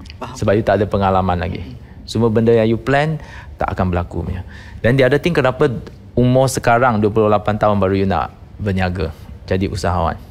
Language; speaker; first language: Malay; non-native, local second language; Chinese